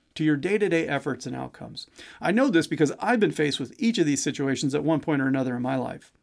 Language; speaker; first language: English; native; English